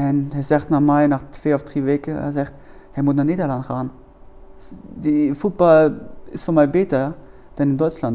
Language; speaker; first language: Dutch; non-native, learner; German